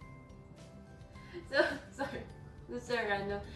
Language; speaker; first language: English; non-native, local second language; Filipino